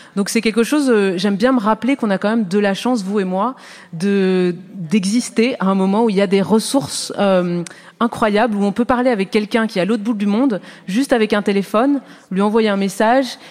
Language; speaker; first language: French; native; French